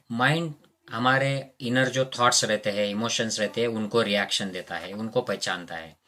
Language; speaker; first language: Hindi; non-native, local second language; Marathi